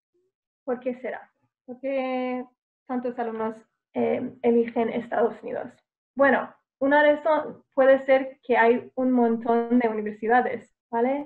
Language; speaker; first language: Spanish; non-native, fluent; English